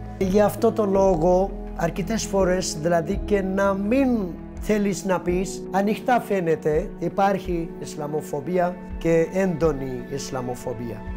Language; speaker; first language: Greek; non-native, fluent; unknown